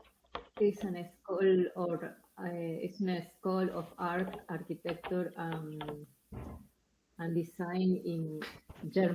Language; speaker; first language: English; non-native, learner; Spanish